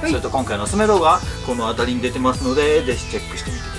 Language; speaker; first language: Japanese; native; Japanese